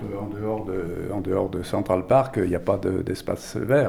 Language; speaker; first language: French; native; French